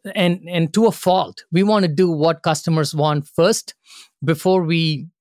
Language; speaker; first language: English; non-native, local second language; Tamil